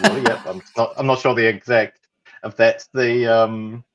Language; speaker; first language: English; native; English